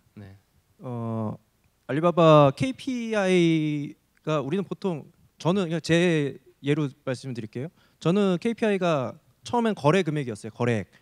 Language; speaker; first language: Korean; native; Korean